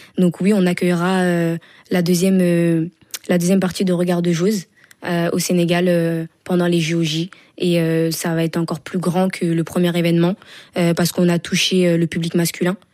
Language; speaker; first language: French; native; French